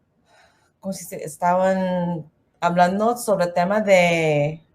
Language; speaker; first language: Spanish; non-native, learner; English